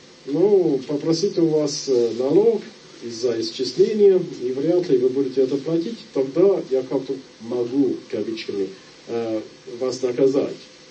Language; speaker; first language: Russian; non-native, fluent; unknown